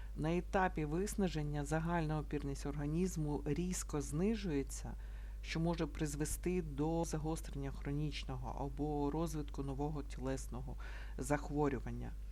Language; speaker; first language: Ukrainian; non-native, local second language; Russian